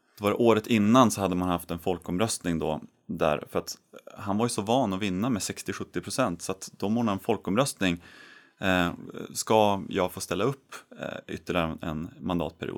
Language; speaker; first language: Swedish; native; Swedish